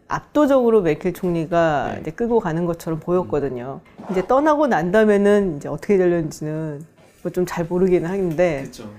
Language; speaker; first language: Korean; native; Korean